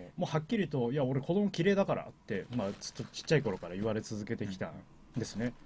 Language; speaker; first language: Japanese; native; Japanese